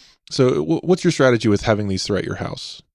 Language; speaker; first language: English; native; English